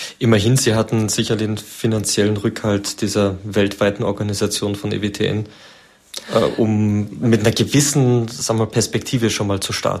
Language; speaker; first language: German; native; German